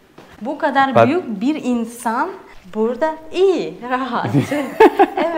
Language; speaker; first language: Turkish; non-native, learner; Russian